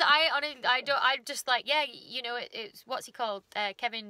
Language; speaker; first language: English; native; English